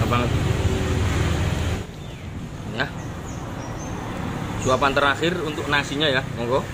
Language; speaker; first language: Indonesian; non-native, local second language; Javanese